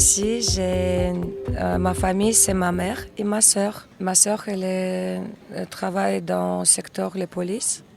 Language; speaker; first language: French; non-native, learner; Russian